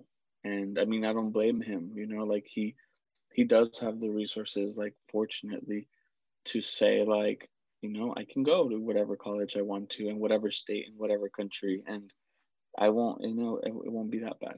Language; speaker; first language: English; early bilingual, other home language; Spanish